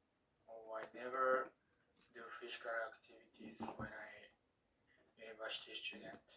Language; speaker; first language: English; non-native, learner; Korean